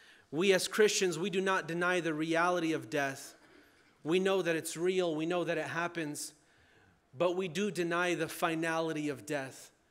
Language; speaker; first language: English; early bilingual, other home language; Ukrainian